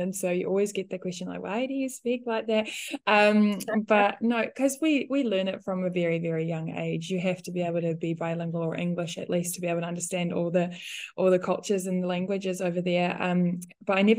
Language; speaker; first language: English; non-native, local second language; Afrikaans